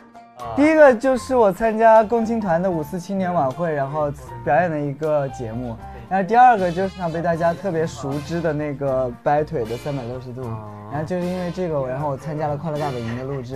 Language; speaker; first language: Chinese; native; Chinese